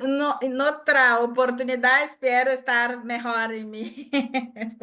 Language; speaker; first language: Spanish; non-native, learner; Portuguese